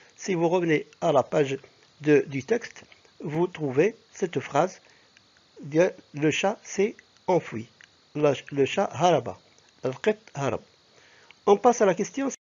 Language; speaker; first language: French; non-native, local second language; Arabic